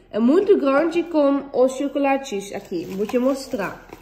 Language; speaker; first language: Portuguese; non-native, learner; Dutch